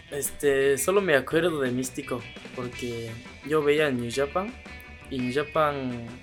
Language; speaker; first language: Spanish; non-native, learner; Japanese